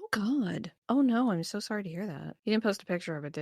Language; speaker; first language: English; native; English